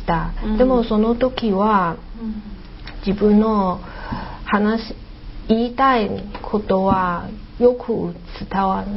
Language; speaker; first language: Japanese; non-native, learner; Chinese